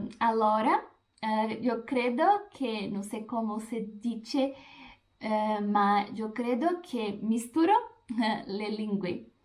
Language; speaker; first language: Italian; non-native, learner; Portuguese